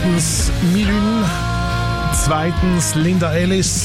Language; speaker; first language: German; native; German